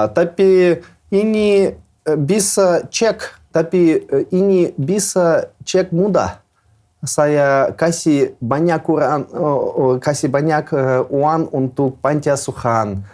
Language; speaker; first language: Indonesian; non-native, learner; Russian